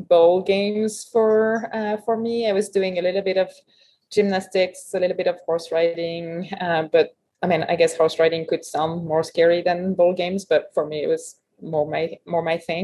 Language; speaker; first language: English; non-native, fluent; French